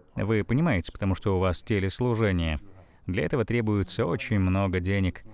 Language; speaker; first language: Russian; non-native, fluent; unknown